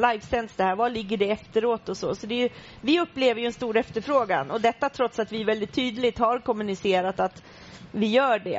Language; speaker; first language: Swedish; native; Swedish